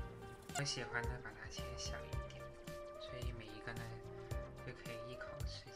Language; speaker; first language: Chinese; native; Chinese